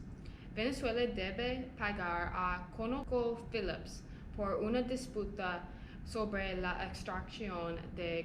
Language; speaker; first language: Spanish; non-native, learner; English